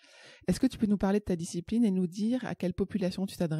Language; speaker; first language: French; native; French